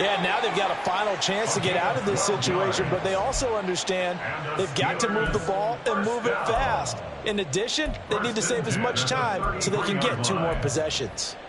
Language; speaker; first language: English; native; English